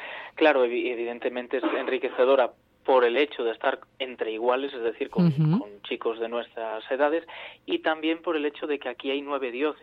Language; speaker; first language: Spanish; native; Spanish